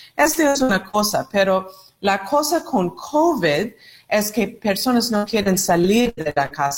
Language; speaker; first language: Spanish; non-native, learner; English